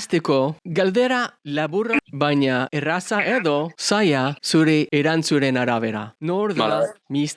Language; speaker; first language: Basque; non-native, learner; English